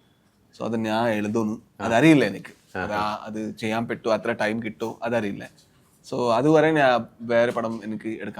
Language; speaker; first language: Malayalam; non-native, learner; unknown